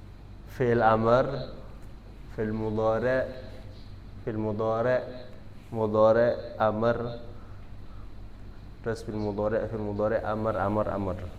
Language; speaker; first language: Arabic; non-native, fluent; Indonesian